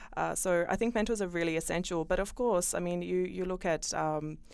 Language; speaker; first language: English; early bilingual, other home language; Bosnian